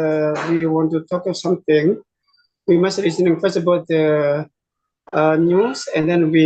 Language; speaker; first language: English; non-native, learner; Indonesian